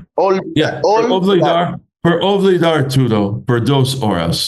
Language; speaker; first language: Spanish; non-native, learner; English